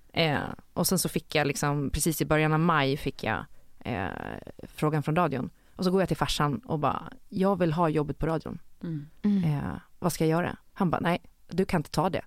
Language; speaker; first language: Swedish; native; Swedish